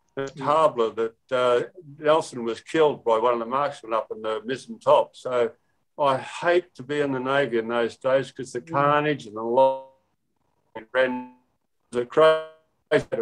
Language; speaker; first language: English; native; English